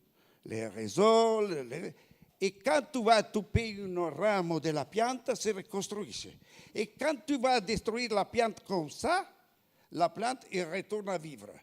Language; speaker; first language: French; non-native, fluent; Italian